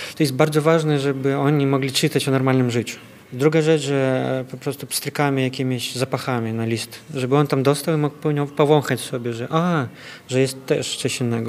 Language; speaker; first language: Polish; non-native, fluent; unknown